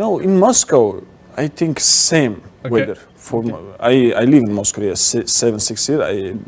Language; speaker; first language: English; non-native, learner; Russian